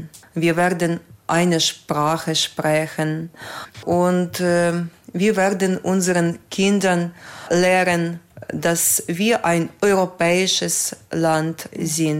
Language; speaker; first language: German; non-native, fluent; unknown